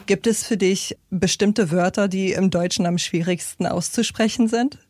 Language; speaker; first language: German; native; German